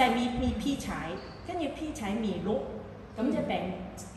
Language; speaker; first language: Thai; non-native, learner; Cantonese